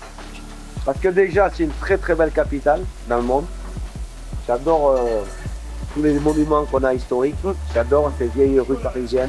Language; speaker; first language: French; native; French